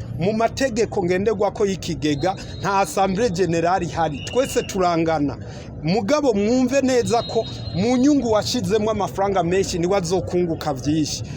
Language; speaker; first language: Rundi; early bilingual, heritage; Rundi